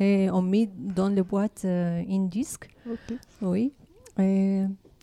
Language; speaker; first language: French; non-native, learner; Arabic